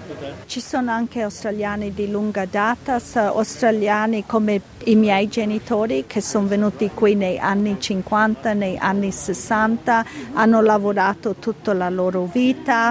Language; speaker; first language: Italian; early bilingual, heritage; Italian